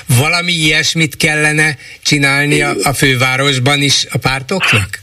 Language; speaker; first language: Hungarian; native; Hungarian